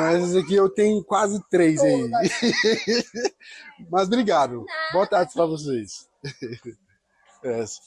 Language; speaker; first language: Portuguese; non-native, learner; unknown